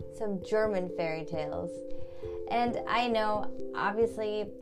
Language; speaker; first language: English; early bilingual, other home language; German